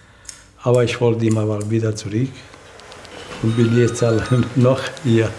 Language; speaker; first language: German; non-native, learner; Italian